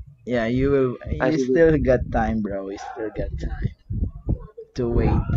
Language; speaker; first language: English; non-native, learner; Filipino